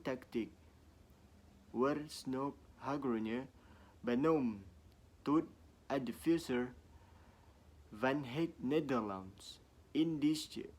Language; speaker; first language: Dutch; non-native, learner; Indonesian